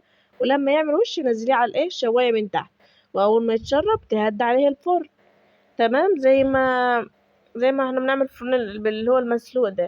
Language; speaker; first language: Arabic; native; Arabic